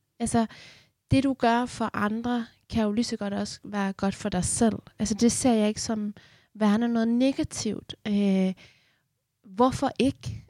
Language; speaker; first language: Danish; early bilingual, other home language; Persian